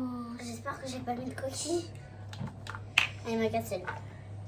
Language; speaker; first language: French; native; French